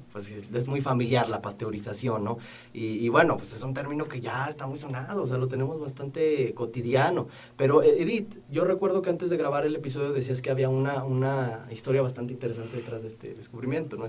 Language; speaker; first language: Spanish; native; Spanish